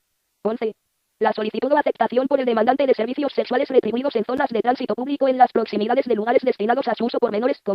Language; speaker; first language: Spanish; native; Spanish